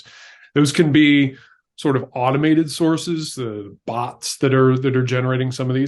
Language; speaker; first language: English; native; English